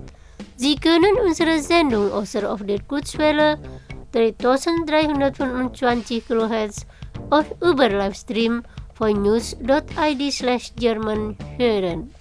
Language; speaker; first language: German; non-native, fluent; Indonesian